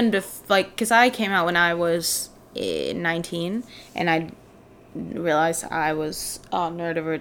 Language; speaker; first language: English; non-native, fluent; Swedish